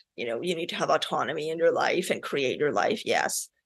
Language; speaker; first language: English; native; English